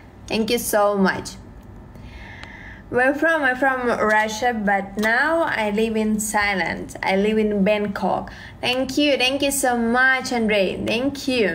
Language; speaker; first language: English; non-native, learner; Russian